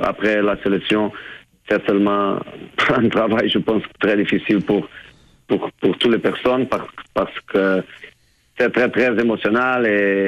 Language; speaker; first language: French; non-native, fluent; Portuguese